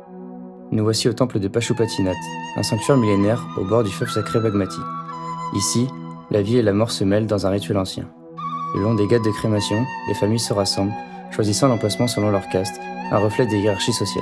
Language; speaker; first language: French; native; French